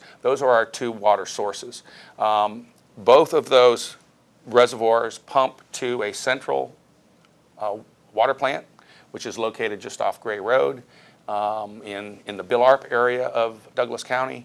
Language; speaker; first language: English; native; English